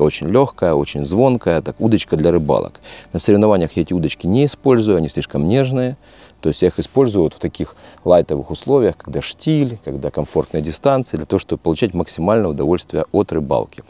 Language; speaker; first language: Russian; native; Russian